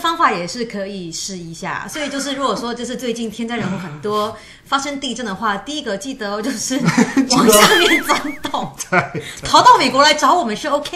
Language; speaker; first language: Chinese; native; Chinese